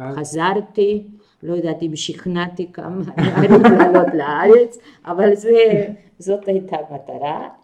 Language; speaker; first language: Hebrew; non-native, fluent; Spanish